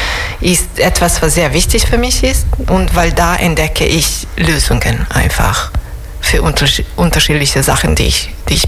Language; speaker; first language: German; non-native, fluent; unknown